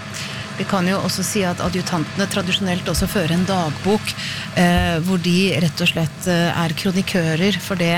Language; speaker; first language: Norwegian; native; Norwegian